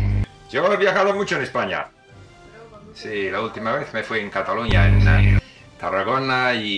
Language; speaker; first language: Spanish; non-native, fluent; English